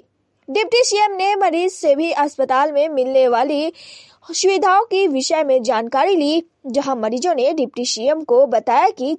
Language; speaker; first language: Hindi; native; Hindi